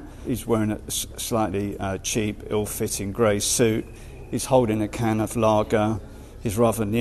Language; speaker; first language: English; native; English